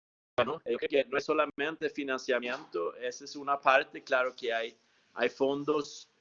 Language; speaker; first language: Spanish; non-native, fluent; Swedish